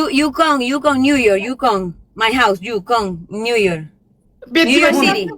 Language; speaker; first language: English; non-native, learner; Spanish